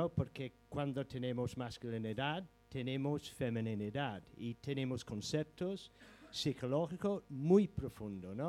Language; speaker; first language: Spanish; non-native, fluent; English